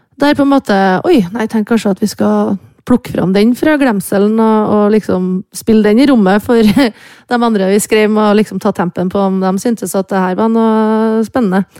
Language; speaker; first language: Norwegian; native; Norwegian